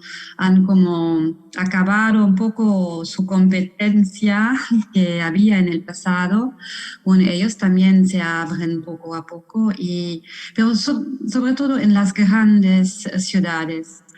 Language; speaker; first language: Spanish; non-native, fluent; German